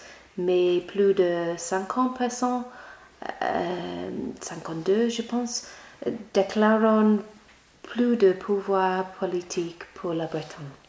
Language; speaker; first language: French; non-native, learner; English